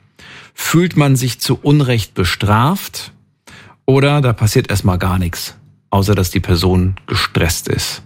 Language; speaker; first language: German; native; German